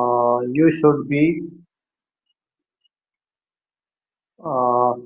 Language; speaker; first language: English; non-native, learner; Hindi